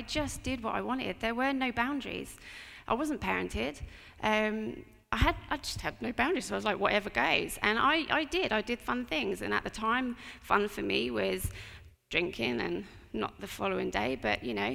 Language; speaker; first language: English; native; English